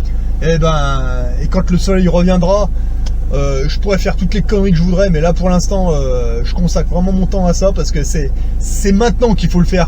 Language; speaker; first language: French; native; French